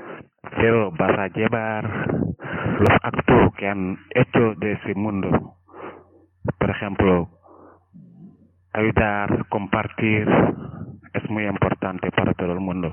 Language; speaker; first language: Spanish; non-native, fluent; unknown